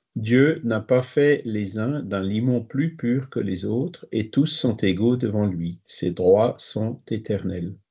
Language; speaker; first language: French; native; French